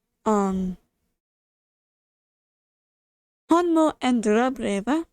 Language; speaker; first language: Norwegian; non-native, learner; English